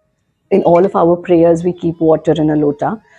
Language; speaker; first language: English; non-native, local second language; Hindi